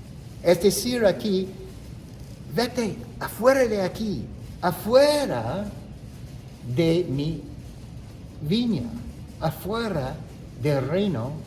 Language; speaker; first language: Spanish; non-native, fluent; English